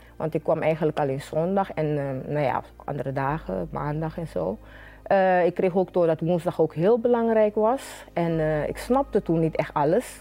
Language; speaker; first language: Dutch; native; Dutch